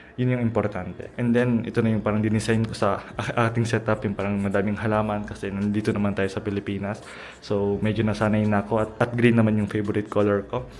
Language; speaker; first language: Filipino; early bilingual, heritage; Filipino